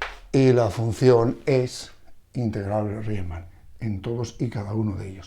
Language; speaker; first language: Spanish; native; Spanish